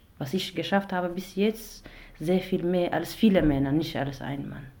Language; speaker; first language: German; non-native, learner; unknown